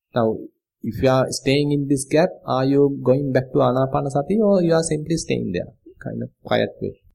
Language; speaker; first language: English; non-native, local second language; Sinhala